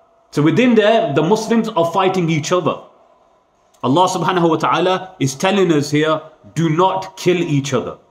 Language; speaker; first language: English; native; English